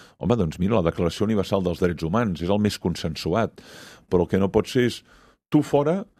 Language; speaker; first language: Catalan; native; Catalan